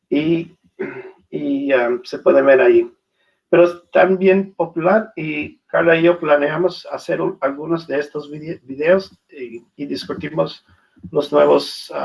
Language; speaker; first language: Spanish; non-native, learner; English